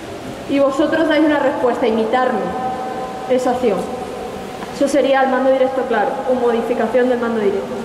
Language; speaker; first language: Spanish; native; Spanish